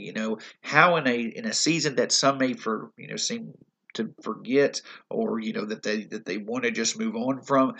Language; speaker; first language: English; native; English